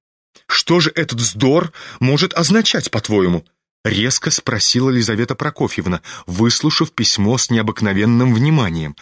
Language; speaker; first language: Russian; native; Russian